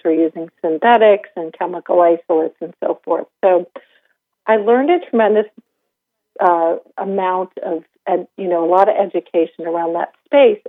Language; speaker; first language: English; native; English